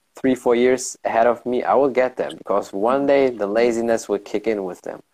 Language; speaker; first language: English; early bilingual, heritage; German